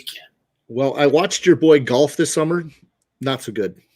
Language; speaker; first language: English; native; English